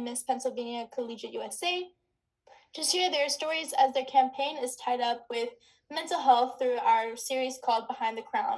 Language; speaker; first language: English; native; English